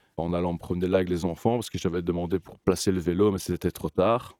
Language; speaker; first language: French; native; French